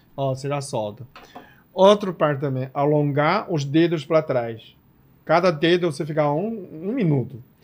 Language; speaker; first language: Portuguese; non-native, fluent; Chinese